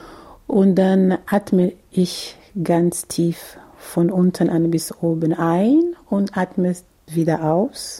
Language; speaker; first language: German; non-native, fluent; Portuguese